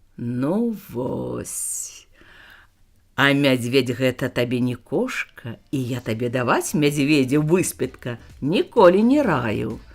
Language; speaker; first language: Belarusian; native; Belarusian